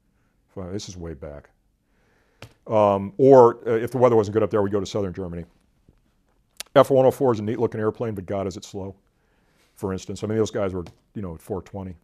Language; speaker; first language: English; native; English